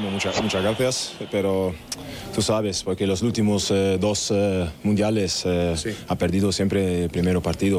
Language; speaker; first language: Spanish; non-native, learner; German